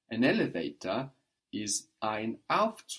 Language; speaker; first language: German; non-native, fluent; English